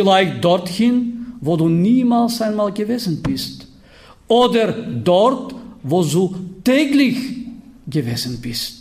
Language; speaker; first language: German; non-native, fluent; Bulgarian